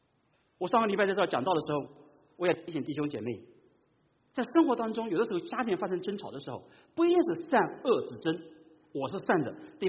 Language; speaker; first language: Chinese; native; Chinese